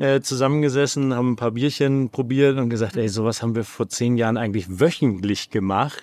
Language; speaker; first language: German; native; German